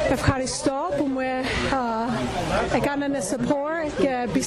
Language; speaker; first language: Greek; early bilingual, heritage; English